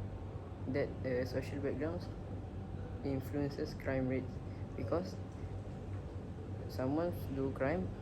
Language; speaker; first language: English; non-native, learner; Malay